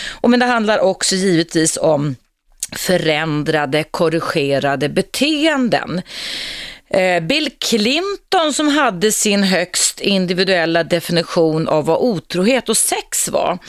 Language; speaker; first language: Swedish; native; Swedish